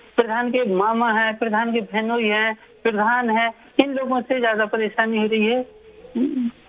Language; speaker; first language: Hindi; native; Hindi